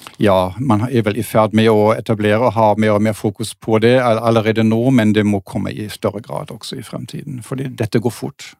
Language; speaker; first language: Norwegian; non-native, fluent; German